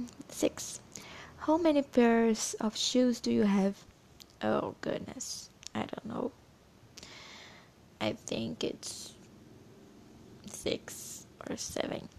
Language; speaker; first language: English; non-native, learner; Portuguese